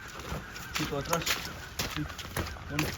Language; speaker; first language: Spanish; non-native, learner; English